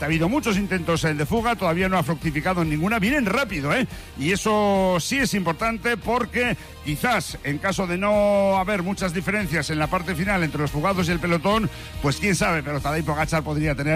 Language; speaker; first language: Spanish; native; Spanish